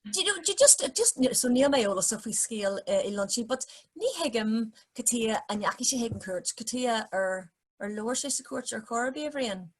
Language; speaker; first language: Irish; non-native, learner; English